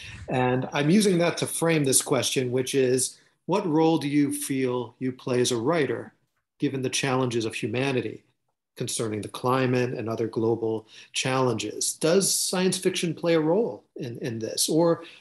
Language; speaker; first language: English; native; English